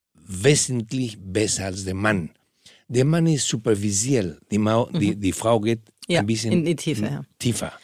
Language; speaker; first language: German; non-native, fluent; Spanish